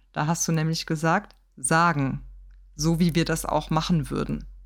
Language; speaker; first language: German; native; German